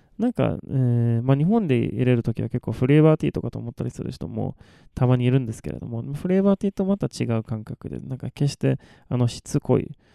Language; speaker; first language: Japanese; non-native, fluent; Swedish